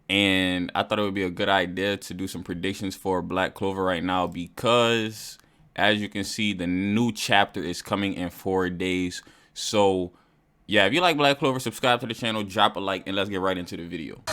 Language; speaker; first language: English; native; English